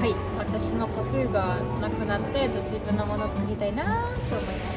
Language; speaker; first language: Japanese; non-native, fluent; German